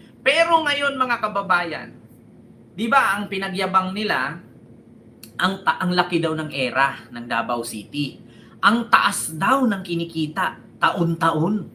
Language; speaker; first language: Filipino; native; Filipino